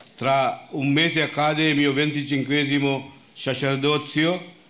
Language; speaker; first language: Italian; non-native, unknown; Sinhala